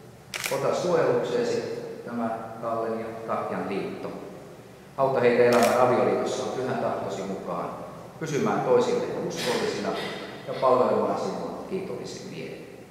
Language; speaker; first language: Finnish; native; Finnish